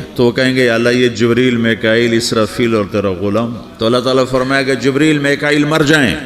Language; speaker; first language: Urdu; non-native, local second language; Punjabi